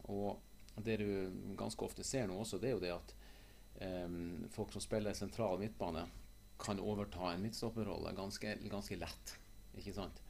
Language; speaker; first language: Norwegian; native; Norwegian